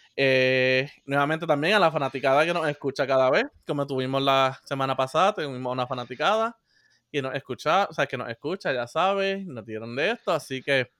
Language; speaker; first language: Spanish; native; Spanish